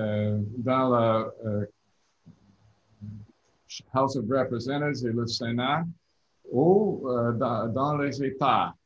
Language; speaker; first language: French; non-native, learner; English